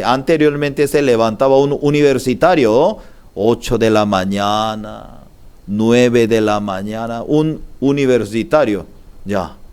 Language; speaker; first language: Spanish; non-native, learner; Korean